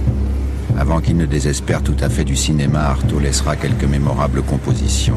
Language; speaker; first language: French; native; French